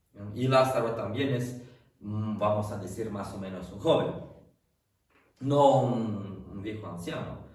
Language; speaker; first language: Spanish; non-native, fluent; French